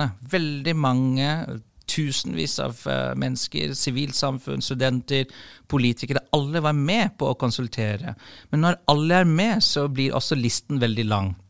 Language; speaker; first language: Norwegian; non-native, fluent; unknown